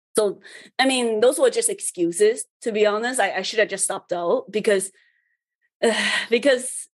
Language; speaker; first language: English; early bilingual, other home language; Chinese